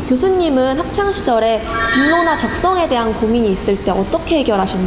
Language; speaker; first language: Korean; native; Korean